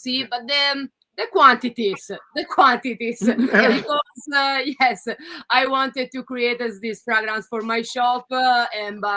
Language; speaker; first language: English; non-native, learner; Italian